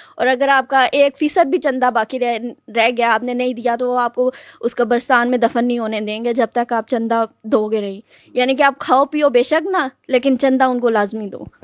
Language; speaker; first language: Urdu; native; Urdu